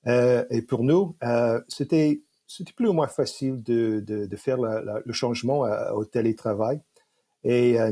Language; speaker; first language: French; non-native, fluent; English